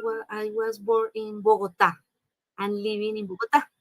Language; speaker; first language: English; non-native, learner; Spanish